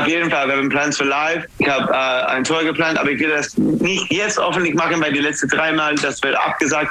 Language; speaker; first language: German; non-native, learner; English